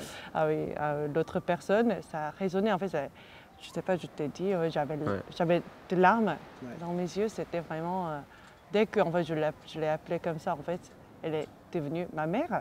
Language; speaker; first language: French; non-native, fluent; Korean